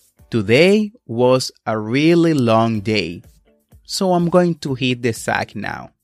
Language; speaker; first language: English; non-native, fluent; Spanish